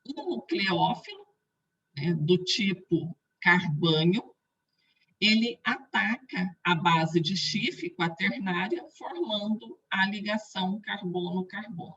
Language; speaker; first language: Portuguese; native; Portuguese